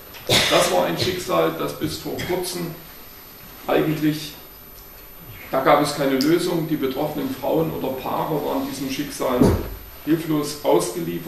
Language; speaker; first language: German; native; German